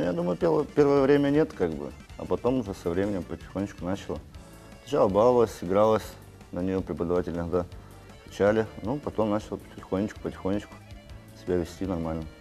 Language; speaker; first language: Russian; native; Russian